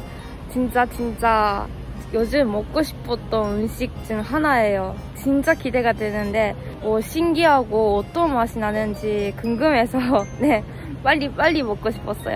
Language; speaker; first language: Korean; non-native, fluent; Japanese